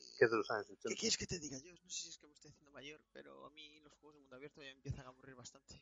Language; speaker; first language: Spanish; native; Spanish